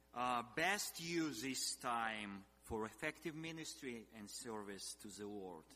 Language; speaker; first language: English; non-native, fluent; Russian